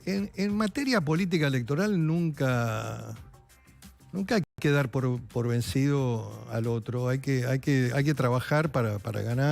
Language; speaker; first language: Spanish; native; Spanish